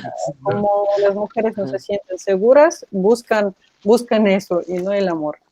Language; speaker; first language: Spanish; non-native, fluent; Russian